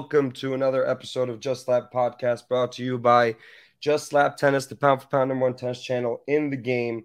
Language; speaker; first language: English; native; English